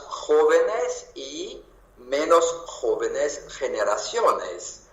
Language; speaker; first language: Spanish; non-native, fluent; French